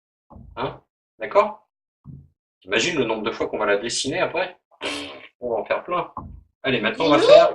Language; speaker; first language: French; native; French